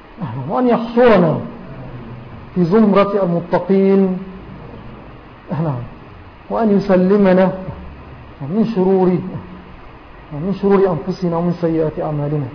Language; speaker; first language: Arabic; native; Arabic